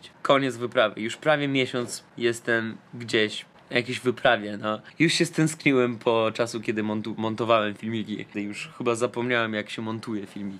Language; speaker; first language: Polish; non-native, fluent; Russian